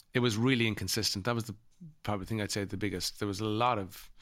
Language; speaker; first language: English; native; English